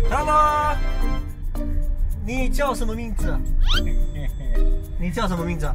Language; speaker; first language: Chinese; non-native, learner; Indonesian